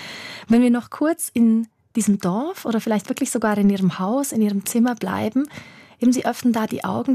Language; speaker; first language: German; native; German